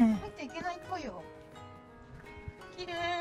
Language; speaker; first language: Japanese; native; Japanese